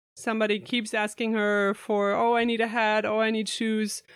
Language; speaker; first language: English; non-native, fluent; German